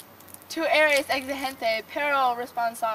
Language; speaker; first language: Spanish; non-native, learner; English